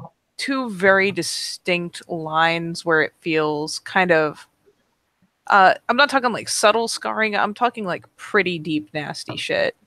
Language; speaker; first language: English; native; English